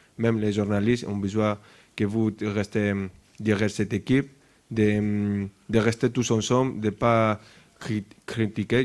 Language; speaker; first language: French; non-native, fluent; Spanish